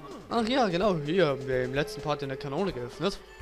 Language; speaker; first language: German; native; German